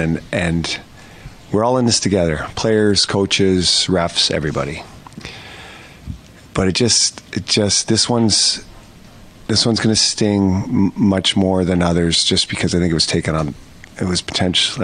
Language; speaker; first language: English; native; English